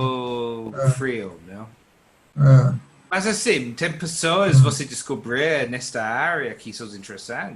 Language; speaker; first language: Portuguese; non-native, learner; English